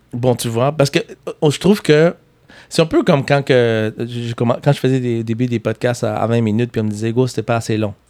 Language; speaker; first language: French; non-native, fluent; Spanish